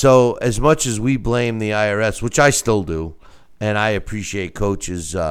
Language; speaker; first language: English; native; English